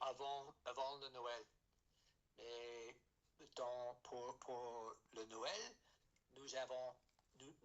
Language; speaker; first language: French; non-native, learner; English